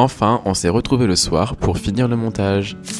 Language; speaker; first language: French; native; French